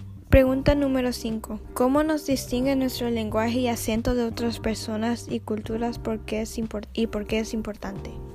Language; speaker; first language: Spanish; early bilingual, heritage; Spanish